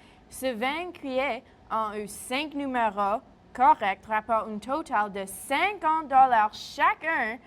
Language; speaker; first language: French; non-native, local second language; English